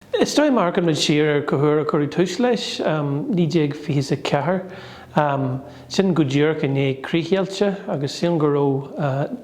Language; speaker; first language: Irish; non-native, local second language; English